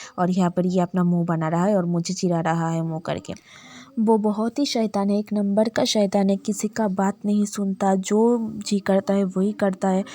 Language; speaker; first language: Hindi; non-native, local second language; Bangla